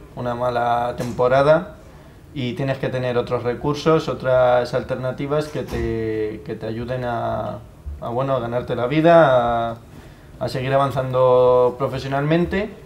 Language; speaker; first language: Spanish; native; Spanish